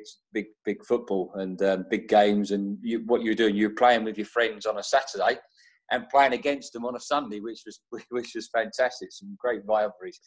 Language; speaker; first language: English; native; English